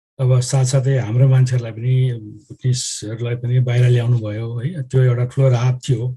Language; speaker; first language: Nepali; native; Nepali